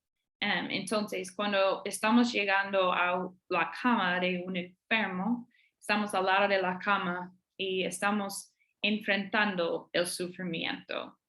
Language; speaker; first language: Spanish; non-native, fluent; English